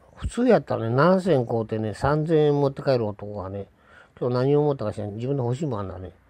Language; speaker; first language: Japanese; native; Japanese